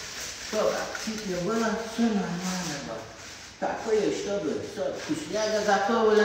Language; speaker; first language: Russian; non-native, learner; Turkmen